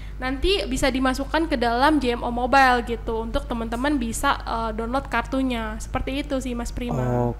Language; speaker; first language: Indonesian; native; Indonesian